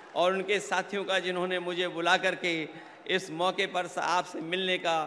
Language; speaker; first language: Hindi; native; Hindi